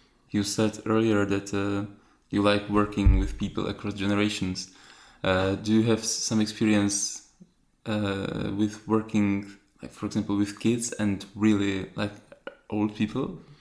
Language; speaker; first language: English; non-native, fluent; Czech